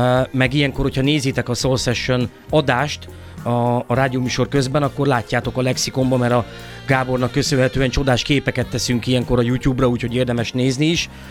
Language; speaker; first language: Hungarian; native; Hungarian